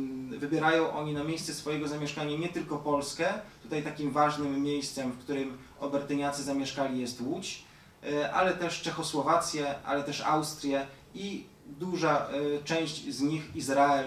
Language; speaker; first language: Polish; native; Polish